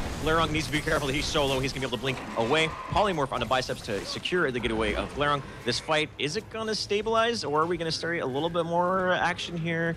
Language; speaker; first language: English; native; English